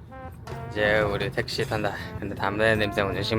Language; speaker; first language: Korean; non-native, fluent; Chinese